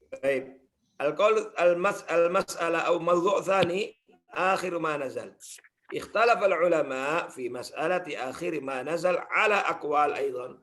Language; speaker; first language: Arabic; non-native, fluent; Indonesian